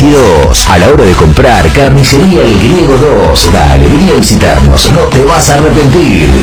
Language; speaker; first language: Spanish; native; Spanish